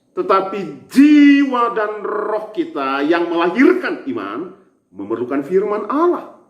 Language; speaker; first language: Indonesian; native; Indonesian